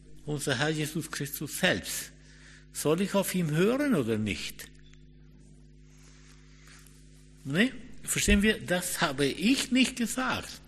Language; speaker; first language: German; non-native, fluent; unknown